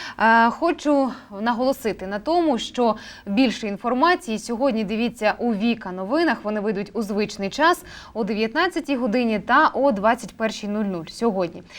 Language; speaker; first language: Ukrainian; native; Ukrainian